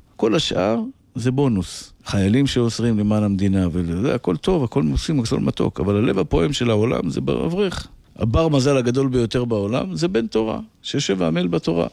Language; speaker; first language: Hebrew; native; Hebrew